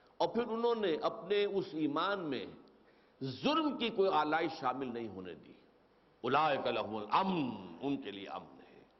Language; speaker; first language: Urdu; native; Urdu